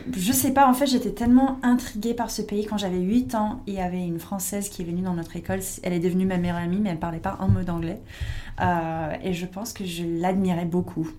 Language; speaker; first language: French; non-native, fluent; English